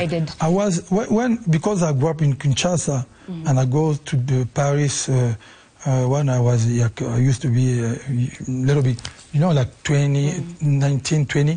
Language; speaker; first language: English; non-native, learner; Lingala